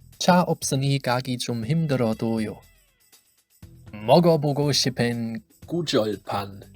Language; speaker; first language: Korean; non-native, fluent; German